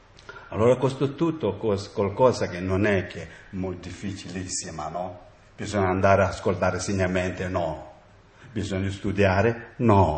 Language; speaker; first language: Italian; non-native, learner; Tibetan